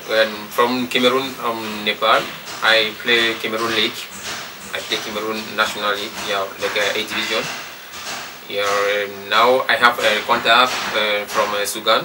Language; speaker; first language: English; non-native, learner; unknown